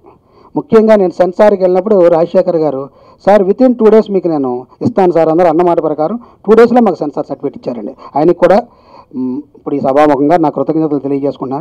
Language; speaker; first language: Telugu; native; Telugu